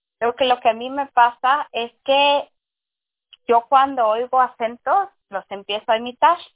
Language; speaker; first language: Spanish; early bilingual, heritage; Spanish